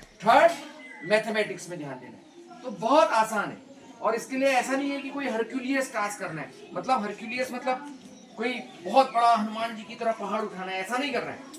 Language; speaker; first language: Hindi; native; Hindi